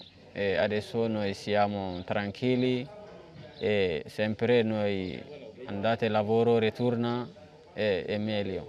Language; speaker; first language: Italian; non-native, learner; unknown